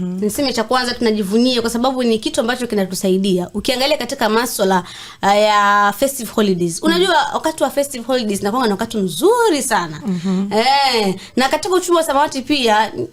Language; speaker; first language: Swahili; native; Swahili